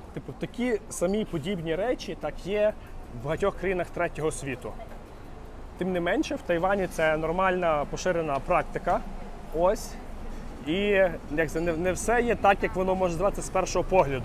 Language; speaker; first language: Ukrainian; native; Ukrainian